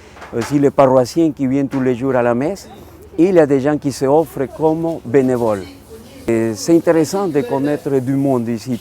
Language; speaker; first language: French; non-native, local second language; Spanish